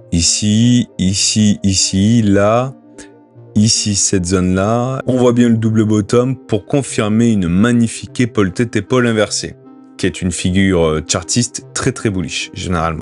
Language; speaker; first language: French; native; French